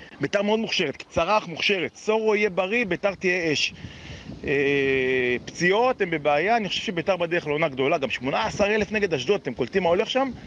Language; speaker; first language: Hebrew; native; Hebrew